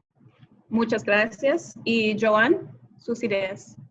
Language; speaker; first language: Spanish; non-native, fluent; English